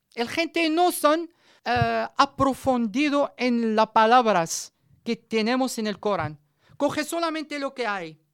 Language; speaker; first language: Spanish; non-native, learner; Arabic